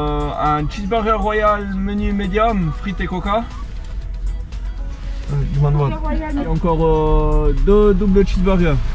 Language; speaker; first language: French; native; French